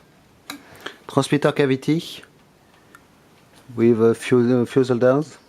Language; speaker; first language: English; non-native, fluent; French